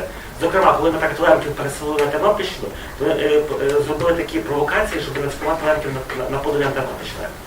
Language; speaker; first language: Ukrainian; native; Ukrainian